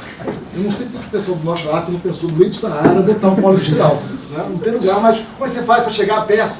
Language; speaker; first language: Portuguese; native; Portuguese